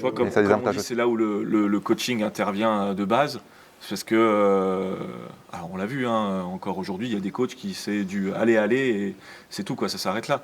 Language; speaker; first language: French; native; French